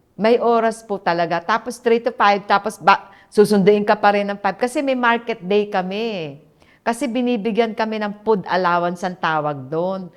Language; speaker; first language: Filipino; native; Filipino